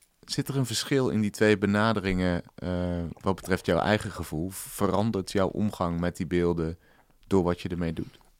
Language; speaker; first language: Dutch; native; Dutch